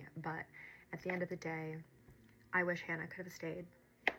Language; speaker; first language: English; native; English